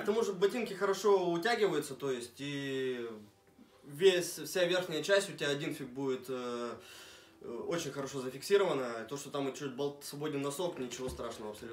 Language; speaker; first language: Russian; native; Russian